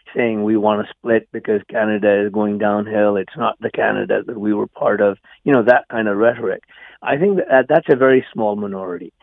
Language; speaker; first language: English; non-native, local second language; Punjabi